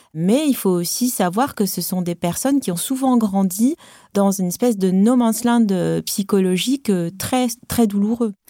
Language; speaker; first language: French; non-native, local second language; Arabic